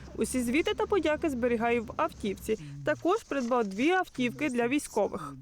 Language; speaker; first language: Ukrainian; native; Ukrainian